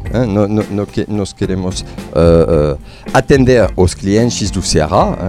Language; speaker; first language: Portuguese; non-native, fluent; French